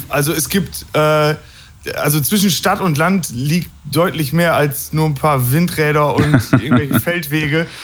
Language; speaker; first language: German; native; German